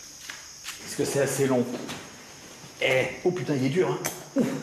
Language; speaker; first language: French; native; French